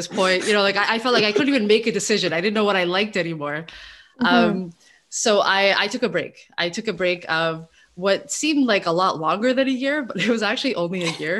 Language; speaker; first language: English; native; English